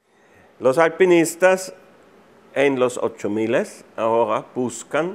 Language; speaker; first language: Spanish; non-native, fluent; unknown